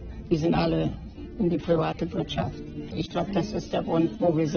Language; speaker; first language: German; native; German